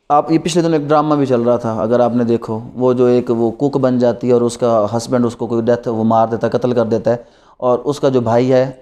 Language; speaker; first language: Urdu; non-native, local second language; Punjabi